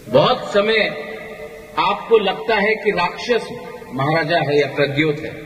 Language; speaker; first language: Hindi; non-native, local second language; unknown